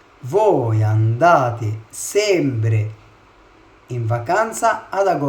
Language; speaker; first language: Italian; non-native, fluent; Arabic